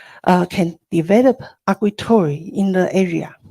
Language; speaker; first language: English; non-native, learner; Chinese